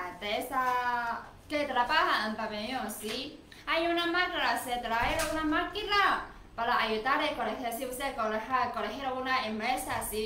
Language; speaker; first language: Spanish; non-native, learner; Chinese